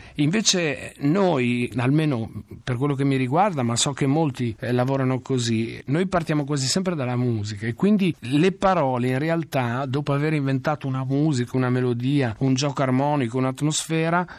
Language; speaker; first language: Italian; native; Italian